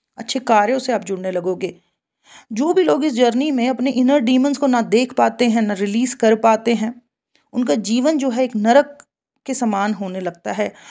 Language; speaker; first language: Hindi; native; Hindi